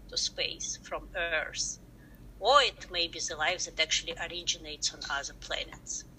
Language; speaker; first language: English; non-native, fluent; Russian